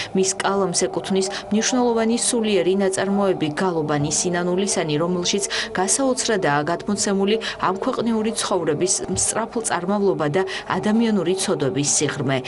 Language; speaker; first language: Georgian; native; Georgian